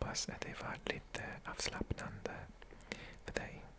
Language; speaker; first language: Swedish; non-native, learner; English